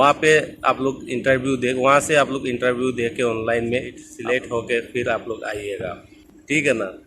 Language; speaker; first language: Hindi; non-native, local second language; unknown